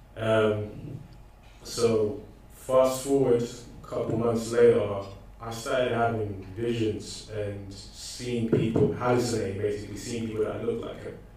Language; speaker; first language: English; non-native, local second language; Akan